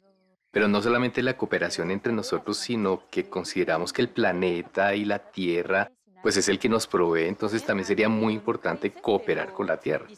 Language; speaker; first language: Spanish; native; Spanish